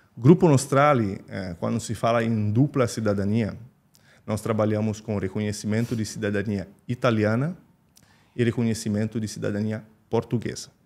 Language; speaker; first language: Portuguese; non-native, fluent; Italian